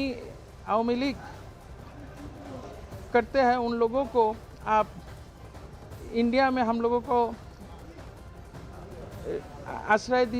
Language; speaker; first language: Hindi; non-native, fluent; Bangla